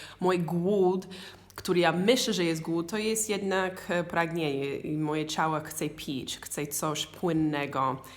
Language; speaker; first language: Polish; non-native, learner; English